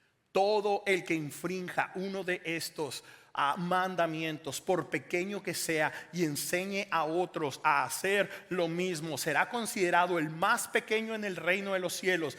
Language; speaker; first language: Spanish; native; Spanish